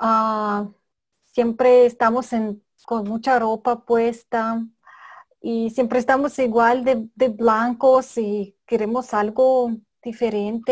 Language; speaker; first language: Spanish; non-native, fluent; Russian